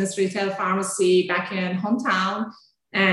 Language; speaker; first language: English; non-native, fluent; Azerbaijani